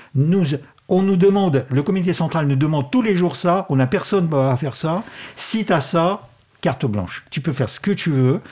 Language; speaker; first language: French; non-native, fluent; Russian